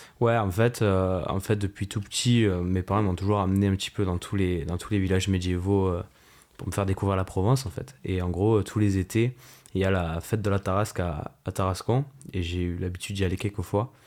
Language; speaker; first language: French; native; French